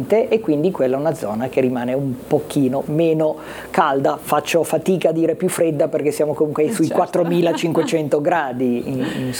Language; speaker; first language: Italian; native; Italian